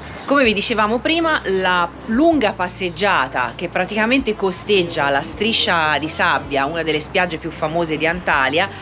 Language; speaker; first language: Italian; native; Italian